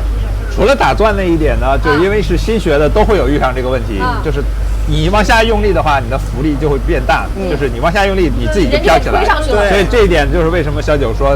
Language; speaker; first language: Chinese; native; Chinese